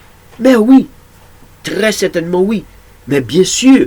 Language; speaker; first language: French; non-native, local second language; Haitian Creole